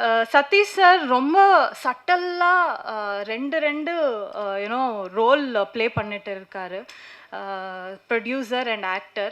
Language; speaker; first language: Tamil; non-native, learner; Kannada